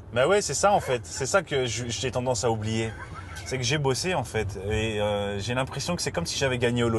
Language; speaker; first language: French; native; French